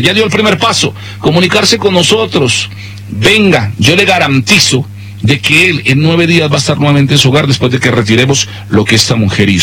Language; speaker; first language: Spanish; native; Spanish